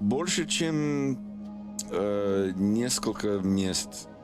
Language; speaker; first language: Russian; non-native, learner; English